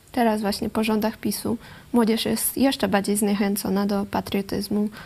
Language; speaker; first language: Polish; native; Polish